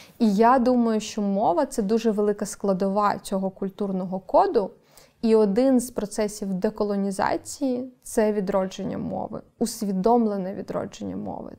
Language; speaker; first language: Ukrainian; non-native, local second language; Crimean Tatar